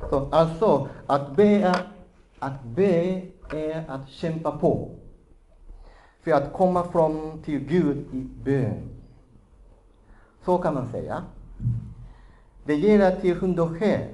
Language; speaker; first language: Swedish; non-native, fluent; Japanese